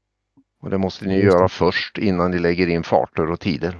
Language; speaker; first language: Swedish; native; Swedish